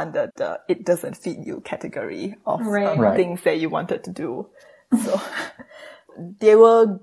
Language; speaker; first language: English; native; English